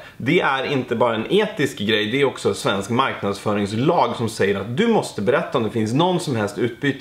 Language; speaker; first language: Swedish; native; Swedish